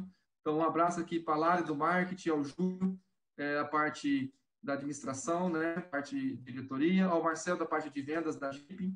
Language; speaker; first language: Portuguese; native; Portuguese